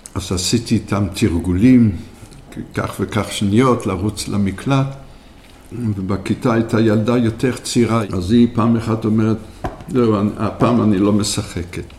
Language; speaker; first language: Hebrew; early bilingual, other home language; French